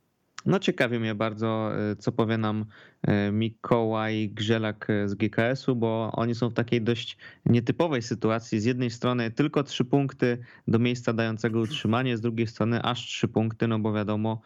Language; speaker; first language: Polish; native; Polish